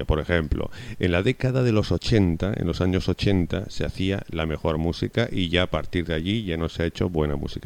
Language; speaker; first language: Spanish; native; Spanish